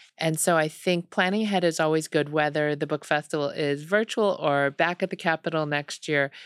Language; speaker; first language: English; early bilingual, other home language; Korean